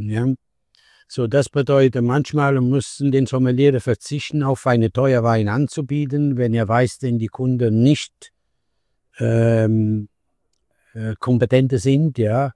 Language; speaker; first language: German; non-native, fluent; Italian